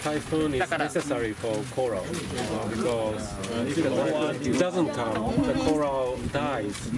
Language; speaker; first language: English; non-native, learner; Japanese